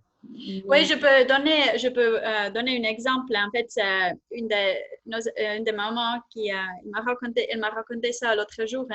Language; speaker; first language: French; non-native, fluent; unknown